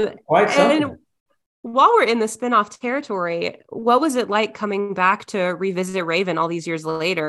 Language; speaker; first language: English; native; English